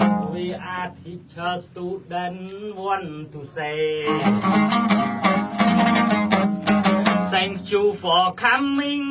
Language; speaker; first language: English; non-native, learner; Khmer